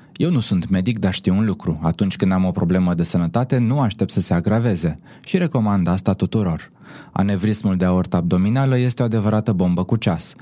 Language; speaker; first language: Romanian; native; Romanian